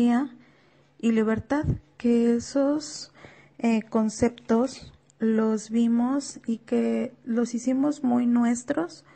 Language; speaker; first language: Spanish; native; Spanish